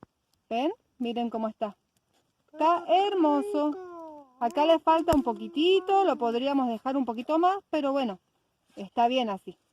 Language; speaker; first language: Spanish; native; Spanish